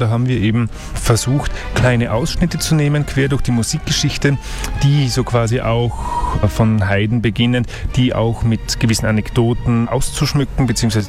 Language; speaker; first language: German; native; German